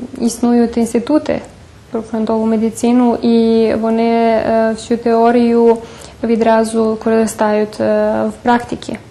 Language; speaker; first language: Ukrainian; early bilingual, heritage; Ukrainian